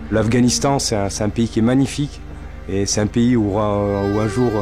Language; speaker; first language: French; native; French